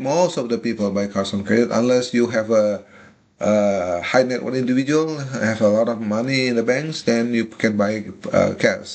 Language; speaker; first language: English; non-native, fluent; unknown